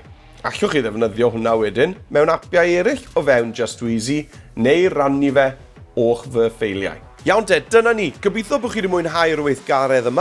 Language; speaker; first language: Welsh; native; Welsh